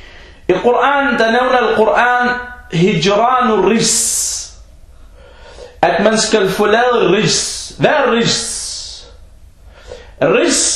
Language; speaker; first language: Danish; early bilingual, other home language; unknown